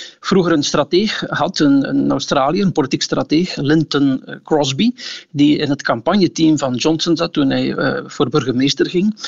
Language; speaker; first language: Dutch; native; Dutch